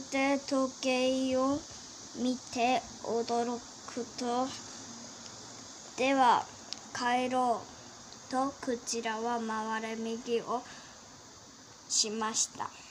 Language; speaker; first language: Japanese; early bilingual, heritage; Korean